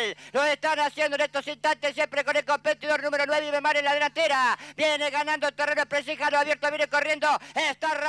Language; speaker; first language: Spanish; native; Spanish